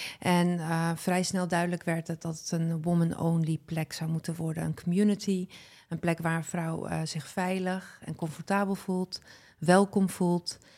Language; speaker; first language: Dutch; early bilingual, other home language; Arabic